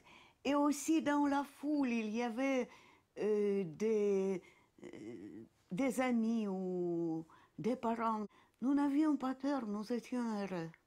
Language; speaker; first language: French; non-native, fluent; Russian